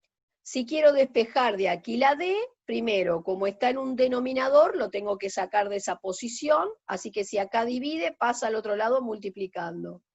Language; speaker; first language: Spanish; native; Spanish